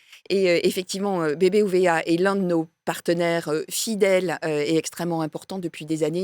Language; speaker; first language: French; native; French